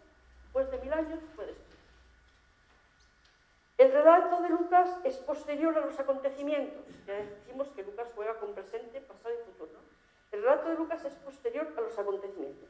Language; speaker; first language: Spanish; native; Spanish